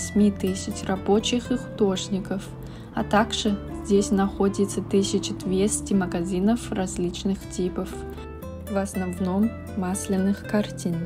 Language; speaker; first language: Russian; non-native, fluent; Chinese